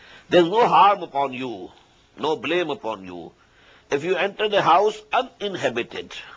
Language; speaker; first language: English; non-native, local second language; Urdu